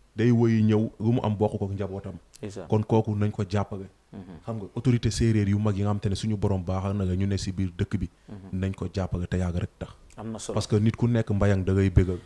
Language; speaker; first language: Wolof; non-native, local second language; Serer